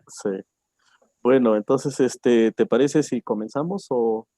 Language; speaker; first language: Spanish; native; Spanish